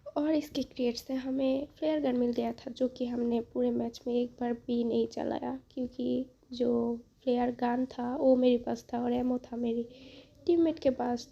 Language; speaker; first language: Hindi; non-native, fluent; Bangla